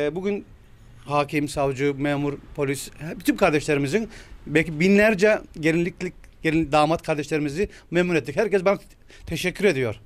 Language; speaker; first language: Turkish; native; Turkish